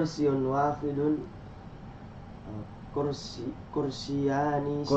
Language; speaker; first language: Arabic; non-native, learner; Indonesian